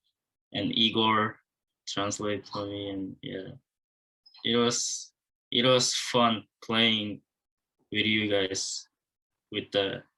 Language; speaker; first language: English; non-native, learner; Japanese